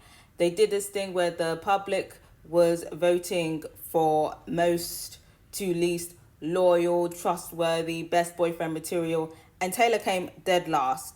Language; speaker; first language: English; native; English